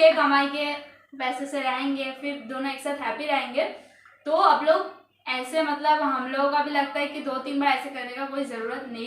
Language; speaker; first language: Hindi; non-native, local second language; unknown